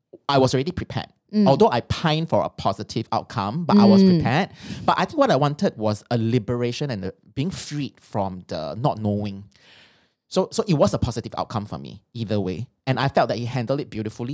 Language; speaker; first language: English; non-native, local second language; Chinese